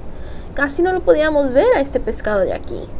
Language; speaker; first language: Spanish; early bilingual, heritage; Spanish